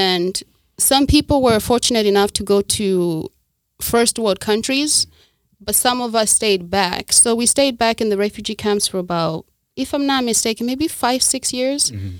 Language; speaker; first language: English; non-native, local second language; Kinyarwanda